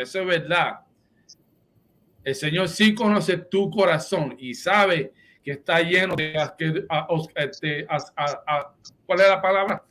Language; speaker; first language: Spanish; early bilingual, heritage; Spanish